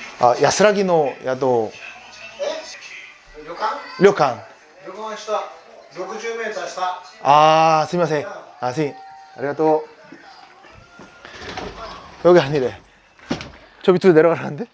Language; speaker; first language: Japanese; non-native, learner; Korean